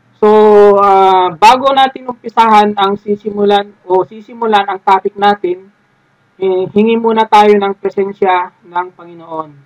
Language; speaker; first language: Filipino; non-native, local second language; Iloko